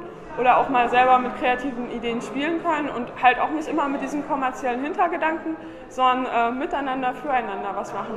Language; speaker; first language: German; native; German